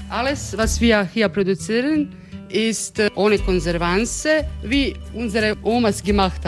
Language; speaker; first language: German; non-native, learner; Croatian